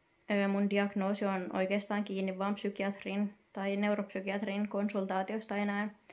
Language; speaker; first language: Finnish; native; Finnish